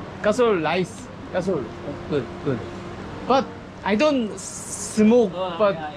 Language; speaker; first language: English; non-native, learner; Korean